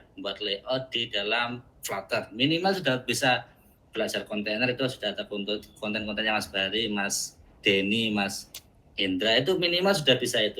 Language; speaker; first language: Indonesian; native; Indonesian